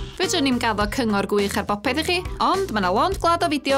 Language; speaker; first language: Welsh; native; Welsh